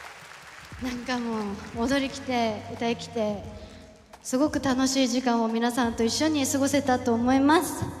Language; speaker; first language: Japanese; non-native, fluent; Korean